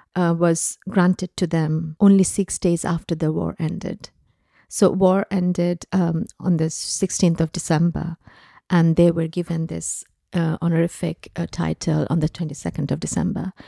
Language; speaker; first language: English; non-native, local second language; Bangla